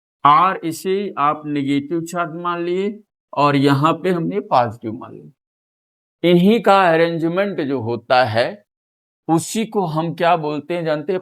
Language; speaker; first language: Hindi; native; Hindi